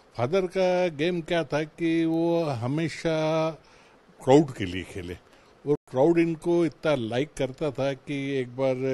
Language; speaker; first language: Hindi; native; Hindi